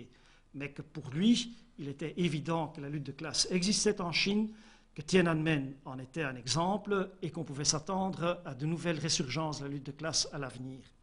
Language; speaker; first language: French; native; French